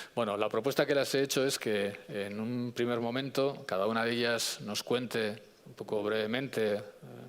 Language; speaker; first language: Spanish; native; Spanish